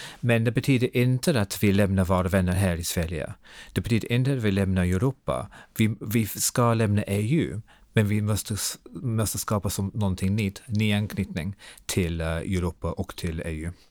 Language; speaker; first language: Swedish; non-native, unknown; English